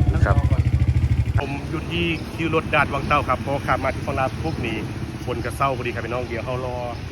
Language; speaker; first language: Thai; native; Thai